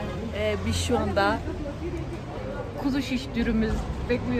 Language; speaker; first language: Turkish; non-native, learner; German